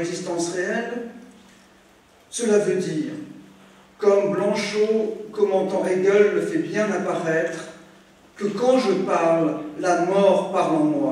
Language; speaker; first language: French; native; French